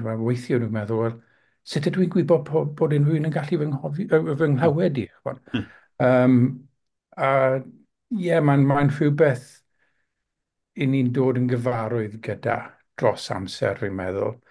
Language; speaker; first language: Welsh; non-native, local second language; English